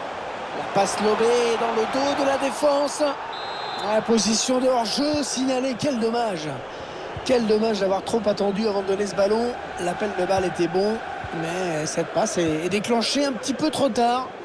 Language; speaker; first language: French; native; French